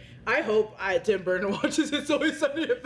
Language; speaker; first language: English; native; English